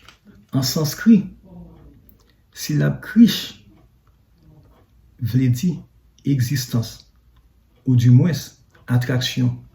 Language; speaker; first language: French; non-native, learner; Haitian Creole